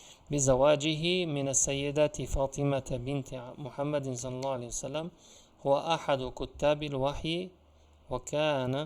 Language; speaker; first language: Arabic; non-native, fluent; Uzbek